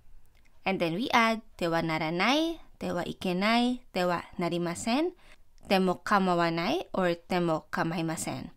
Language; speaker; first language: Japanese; non-native, fluent; Filipino